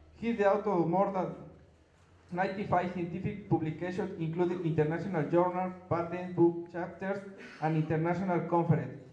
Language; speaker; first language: English; non-native, fluent; Spanish